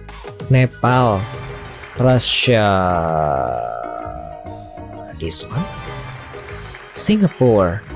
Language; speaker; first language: English; non-native, learner; Indonesian